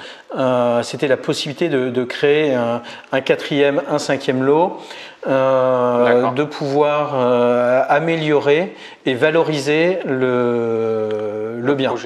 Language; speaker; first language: French; native; French